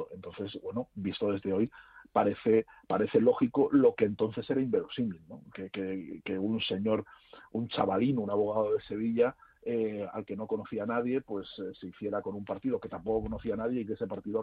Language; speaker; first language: Spanish; native; Spanish